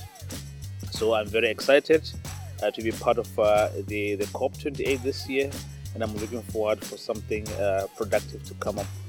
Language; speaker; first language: English; non-native, local second language; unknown